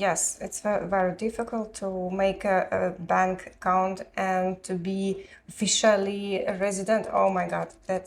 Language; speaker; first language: English; non-native, learner; Ukrainian